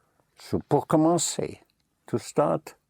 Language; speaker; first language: French; non-native, fluent; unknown